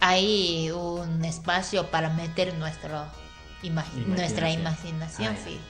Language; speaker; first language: Spanish; non-native, fluent; Japanese